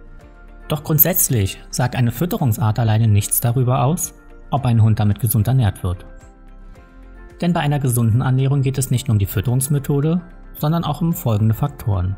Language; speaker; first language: German; native; German